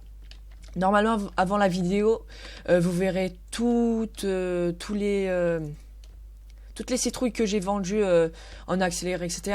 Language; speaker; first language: French; native; French